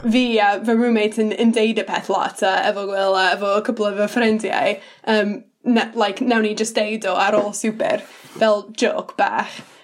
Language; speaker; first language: Welsh; non-native, learner; English